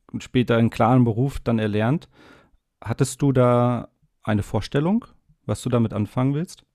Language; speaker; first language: German; native; German